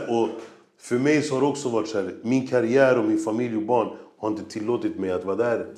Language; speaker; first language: Swedish; native; Swedish